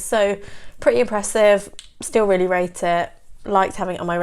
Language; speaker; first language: English; native; English